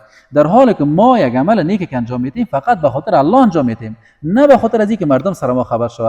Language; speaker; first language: Persian; native; Persian